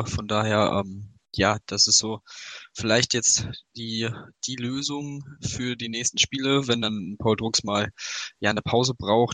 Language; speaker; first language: German; native; German